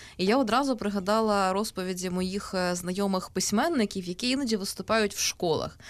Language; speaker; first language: Ukrainian; native; Ukrainian